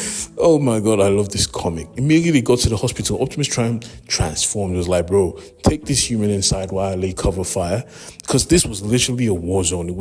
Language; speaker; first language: English; native; English